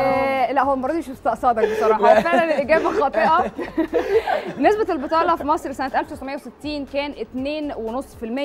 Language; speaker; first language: Arabic; native; Arabic